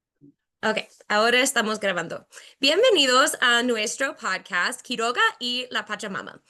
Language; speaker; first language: Spanish; non-native, fluent; English